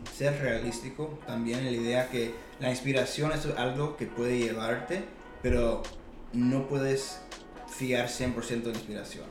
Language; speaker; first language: Spanish; early bilingual, heritage; Spanish